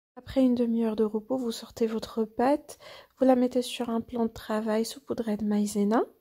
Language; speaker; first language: French; non-native, local second language; Arabic